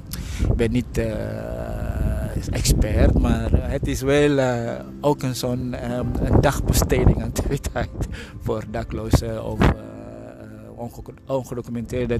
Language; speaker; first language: Dutch; non-native, fluent; Indonesian